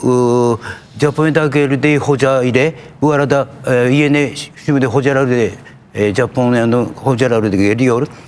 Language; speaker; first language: Turkish; non-native, learner; Japanese